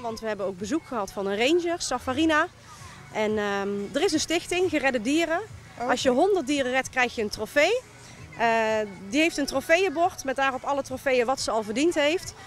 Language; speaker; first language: Dutch; native; Dutch